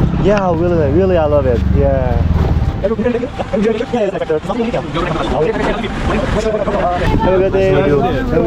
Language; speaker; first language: English; non-native, learner; Korean